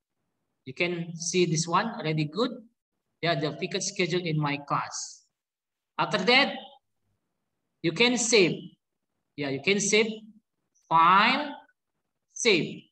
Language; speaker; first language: English; non-native, learner; Indonesian